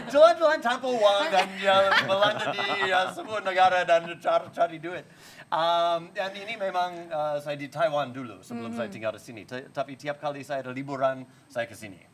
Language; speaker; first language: Indonesian; non-native, fluent; English